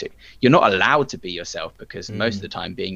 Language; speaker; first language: English; native; English